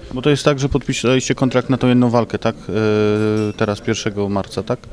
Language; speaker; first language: Polish; native; Polish